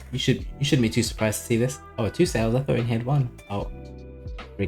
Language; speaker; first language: English; native; English